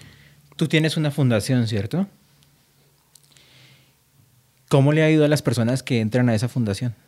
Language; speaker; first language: Spanish; native; Spanish